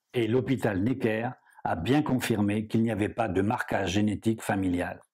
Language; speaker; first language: French; native; French